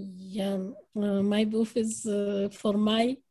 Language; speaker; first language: Dutch; non-native, learner; Persian